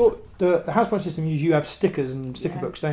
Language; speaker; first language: English; native; English